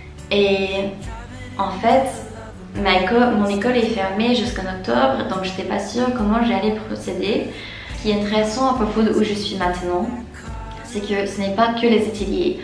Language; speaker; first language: French; non-native, fluent; English